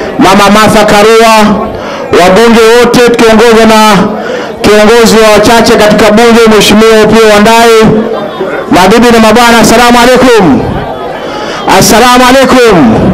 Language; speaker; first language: Swahili; native; Swahili